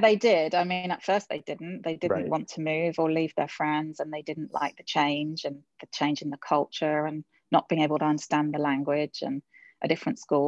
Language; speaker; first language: English; native; English